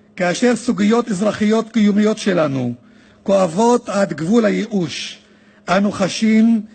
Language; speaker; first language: Hebrew; non-native, local second language; Arabic